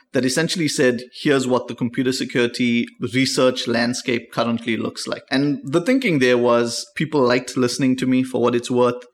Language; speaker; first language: English; native; English